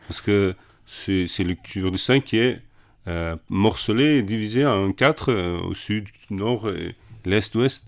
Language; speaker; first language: French; non-native, fluent; Kurdish